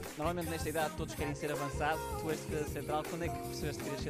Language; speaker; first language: Portuguese; native; Portuguese